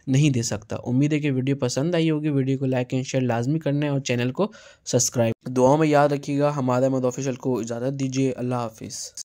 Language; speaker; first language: Urdu; native; Urdu